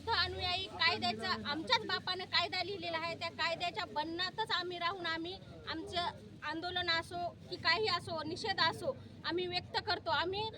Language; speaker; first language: Marathi; native; Marathi